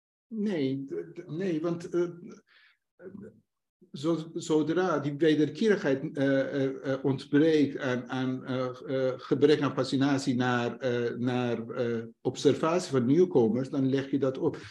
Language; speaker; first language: Dutch; non-native, fluent; Persian